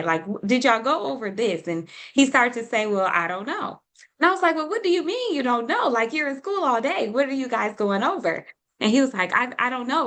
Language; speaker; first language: English; native; English